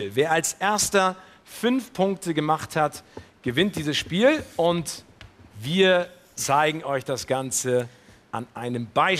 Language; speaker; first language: German; native; German